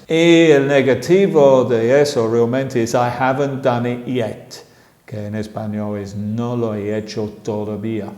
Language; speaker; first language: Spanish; non-native, fluent; English